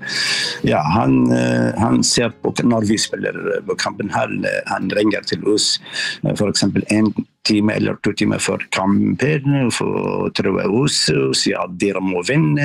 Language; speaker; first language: Norwegian; non-native, learner; Arabic